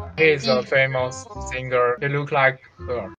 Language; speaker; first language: English; non-native, learner; Chinese